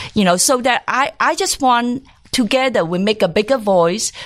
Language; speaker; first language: English; non-native, local second language; Cantonese